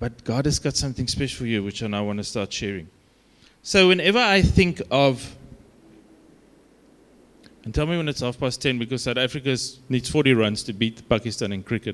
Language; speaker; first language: English; non-native, local second language; Afrikaans